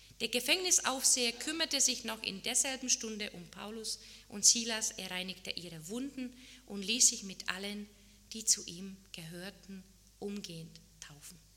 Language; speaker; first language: German; non-native, fluent; Czech